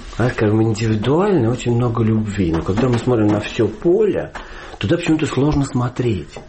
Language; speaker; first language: Russian; native; Russian